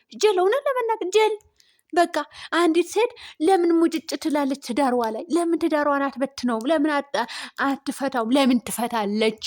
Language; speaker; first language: Amharic; native; Amharic